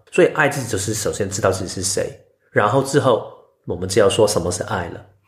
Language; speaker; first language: Chinese; non-native, local second language; Cantonese